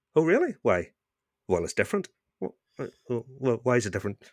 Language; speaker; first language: English; native; English